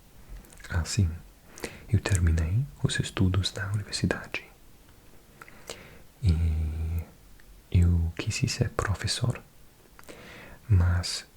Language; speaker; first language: Portuguese; non-native, fluent; English